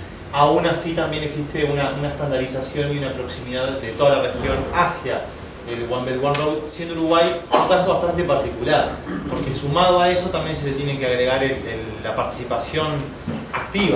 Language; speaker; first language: Spanish; native; Spanish